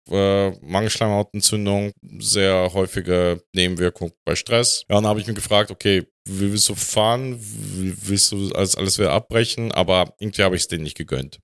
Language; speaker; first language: German; non-native, fluent; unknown